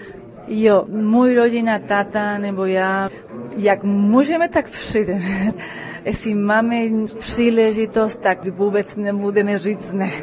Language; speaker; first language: Czech; early bilingual, heritage; Spanish